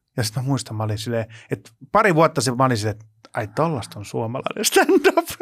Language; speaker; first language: Finnish; native; Finnish